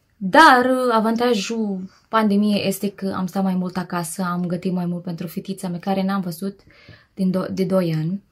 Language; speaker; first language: Romanian; non-native, fluent; Filipino